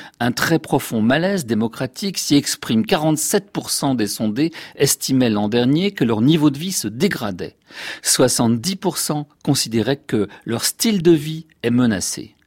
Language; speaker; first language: French; native; French